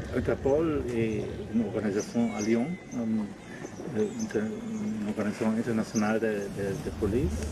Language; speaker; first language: French; non-native, learner; German